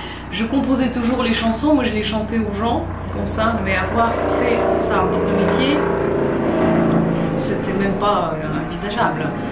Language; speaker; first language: French; non-native, fluent; Russian